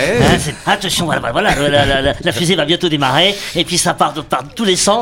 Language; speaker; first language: French; native; French